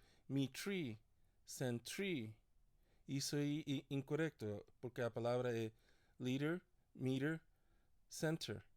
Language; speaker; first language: Portuguese; non-native, learner; English